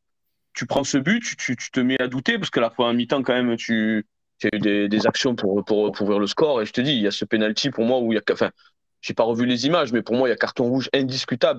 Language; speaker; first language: French; native; French